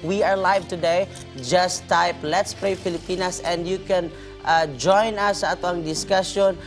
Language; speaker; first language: English; non-native, local second language; Cebuano